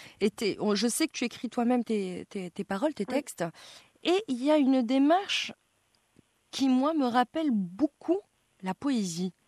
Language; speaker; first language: French; non-native, local second language; Arabic